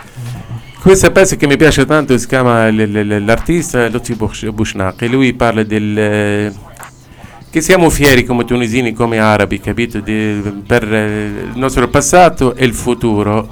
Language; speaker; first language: Italian; non-native, learner; Arabic